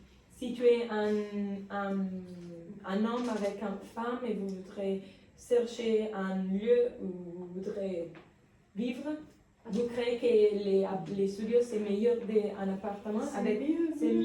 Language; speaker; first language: French; non-native, learner; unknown